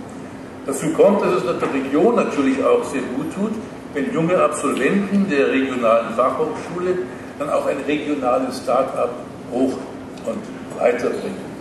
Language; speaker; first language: German; native; German